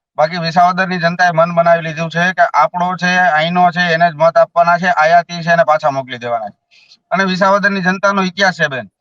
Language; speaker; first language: Gujarati; native; Gujarati